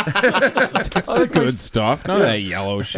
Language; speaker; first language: English; native; English